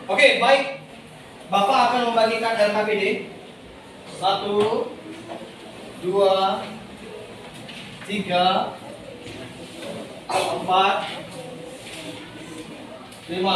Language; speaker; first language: Indonesian; native; Indonesian